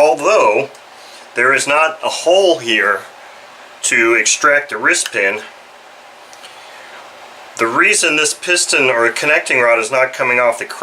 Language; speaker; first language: English; native; English